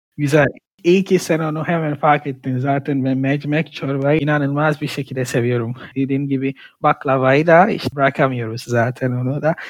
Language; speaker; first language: Turkish; non-native, fluent; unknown